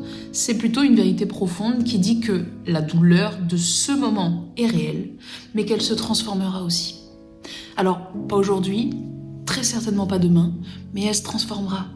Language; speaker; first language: French; native; French